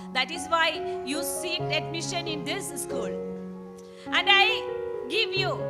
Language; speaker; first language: English; non-native, local second language; Malayalam